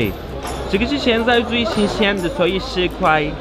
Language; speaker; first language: Chinese; non-native, learner; Turkish